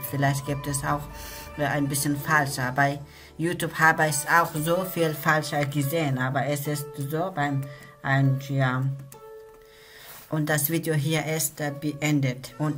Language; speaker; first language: German; non-native, learner; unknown